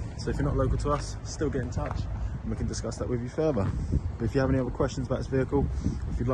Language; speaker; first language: English; native; English